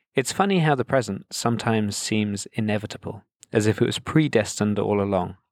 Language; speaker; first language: English; native; English